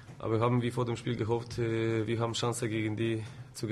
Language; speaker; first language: German; non-native, fluent; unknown